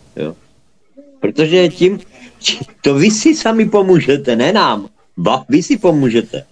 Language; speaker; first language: Czech; native; Czech